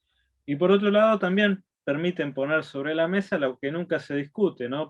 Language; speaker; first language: Spanish; native; Spanish